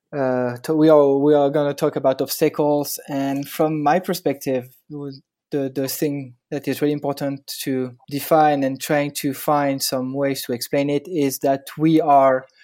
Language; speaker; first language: English; non-native, fluent; French